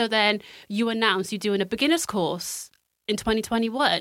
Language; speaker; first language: English; native; English